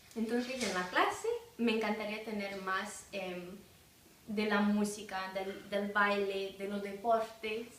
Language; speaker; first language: Spanish; non-native, fluent; English